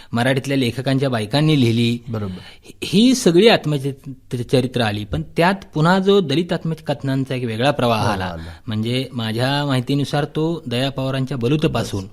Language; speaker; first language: Marathi; native; Marathi